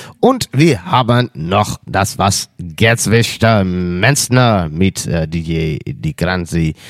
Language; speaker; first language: German; non-native, learner; Dutch